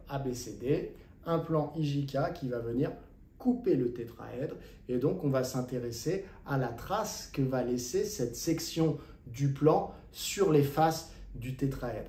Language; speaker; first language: French; native; French